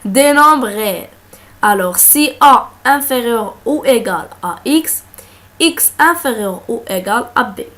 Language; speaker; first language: French; non-native, local second language; Arabic